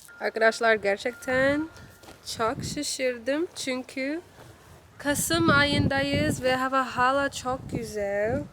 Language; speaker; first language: Turkish; non-native, learner; English